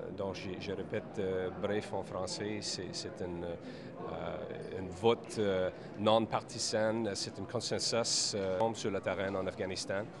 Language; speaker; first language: French; non-native, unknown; English